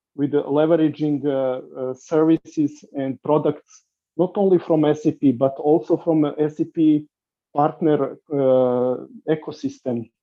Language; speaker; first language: English; non-native, fluent; Serbian